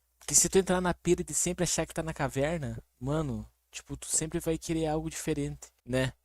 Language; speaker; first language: Portuguese; native; Portuguese